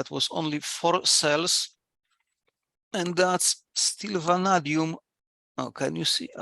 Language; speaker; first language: English; non-native, fluent; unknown